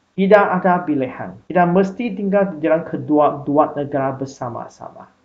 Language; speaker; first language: Malay; non-native, local second language; Chinese